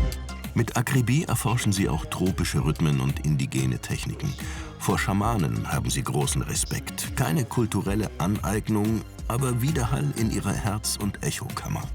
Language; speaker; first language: German; native; German